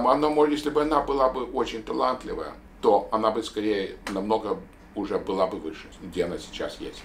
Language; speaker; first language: Russian; native; Russian